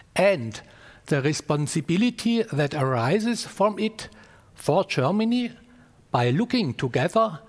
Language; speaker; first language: English; non-native, fluent; German